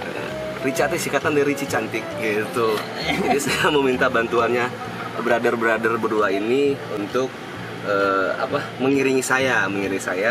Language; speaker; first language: Indonesian; native; Indonesian